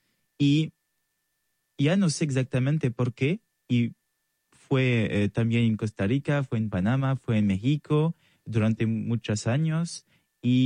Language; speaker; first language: Spanish; non-native, learner; French